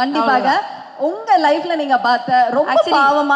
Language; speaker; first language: Tamil; native; Tamil